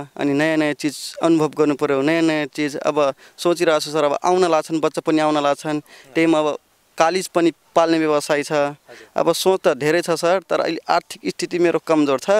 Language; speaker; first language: Nepali; non-native, local second language; Rana Tharu